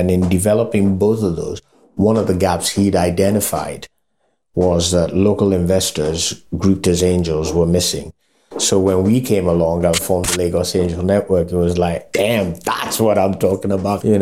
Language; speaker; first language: English; non-native, local second language; Yoruba